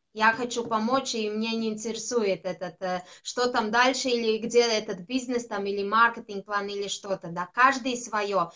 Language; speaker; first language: Russian; non-native, local second language; Latvian